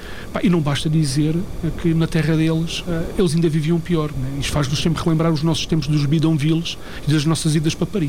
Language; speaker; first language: Portuguese; native; Portuguese